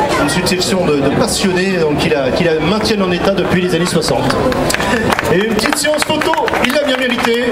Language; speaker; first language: French; native; French